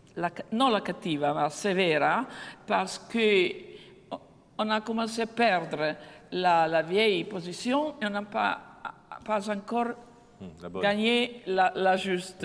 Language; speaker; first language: French; non-native, fluent; Italian